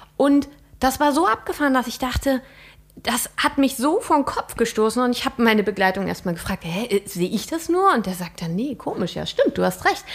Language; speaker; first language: German; native; German